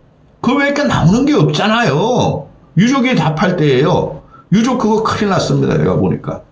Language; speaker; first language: Korean; native; Korean